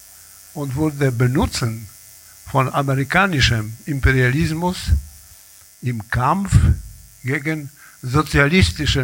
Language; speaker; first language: German; non-native, learner; Polish